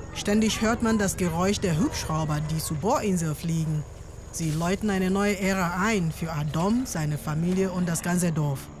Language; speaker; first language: German; non-native, fluent; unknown